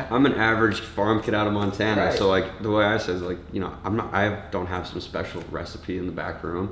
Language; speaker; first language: English; native; English